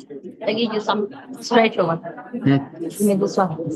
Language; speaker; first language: English; non-native, learner; Vietnamese